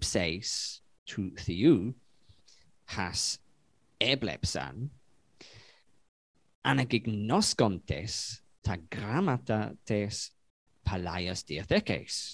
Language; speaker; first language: Greek; non-native, fluent; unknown